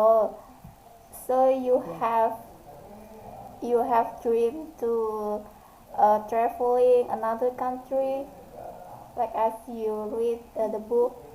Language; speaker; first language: English; non-native, learner; Indonesian